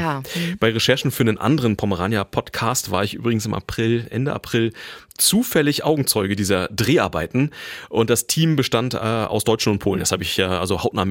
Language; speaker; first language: German; native; German